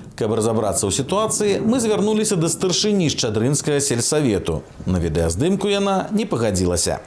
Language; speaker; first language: Belarusian; native; Belarusian